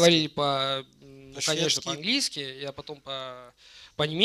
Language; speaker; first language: Russian; non-native, fluent; Italian